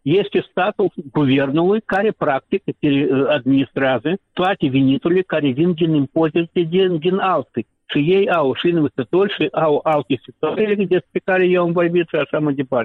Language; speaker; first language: Romanian; non-native, local second language; Russian